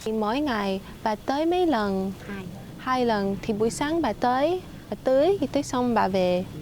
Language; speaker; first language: Vietnamese; early bilingual, heritage; Vietnamese